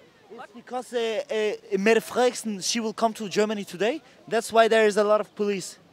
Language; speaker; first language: English; non-native, learner; Danish